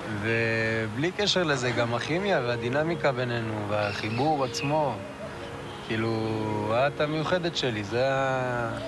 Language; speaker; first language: Hebrew; native; Hebrew